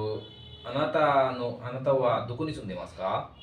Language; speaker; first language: Japanese; non-native, fluent; Bangla